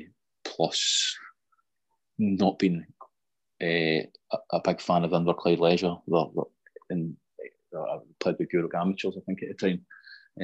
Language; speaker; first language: English; native; English